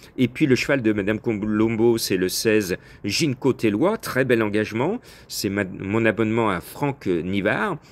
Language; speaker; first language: French; native; French